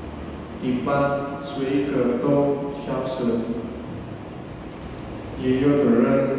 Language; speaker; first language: Chinese; non-native, learner; Indonesian